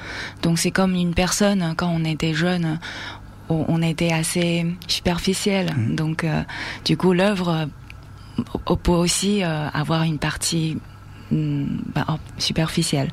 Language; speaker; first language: French; non-native, fluent; Chinese